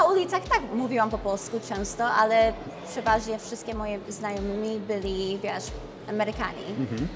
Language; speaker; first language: Polish; early bilingual, heritage; Polish